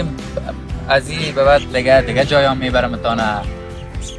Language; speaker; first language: Persian; native; Persian